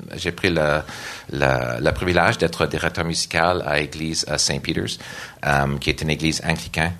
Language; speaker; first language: French; non-native, local second language; English